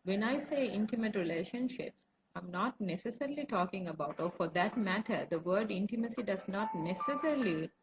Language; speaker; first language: English; non-native, local second language; Sinhala